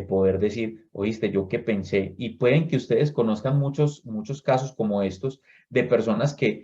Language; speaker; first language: Spanish; native; Spanish